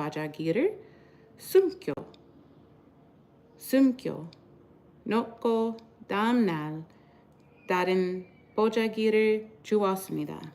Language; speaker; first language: Korean; non-native, learner; English